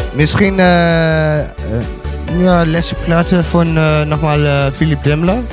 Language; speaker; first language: German; non-native, learner; Dutch